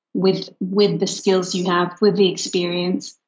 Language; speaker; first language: English; non-native, fluent; Luxembourgish